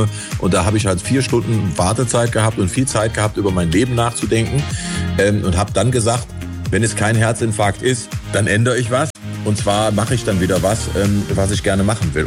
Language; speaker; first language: German; native; German